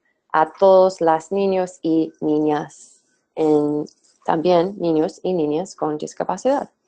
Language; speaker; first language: Spanish; non-native, fluent; English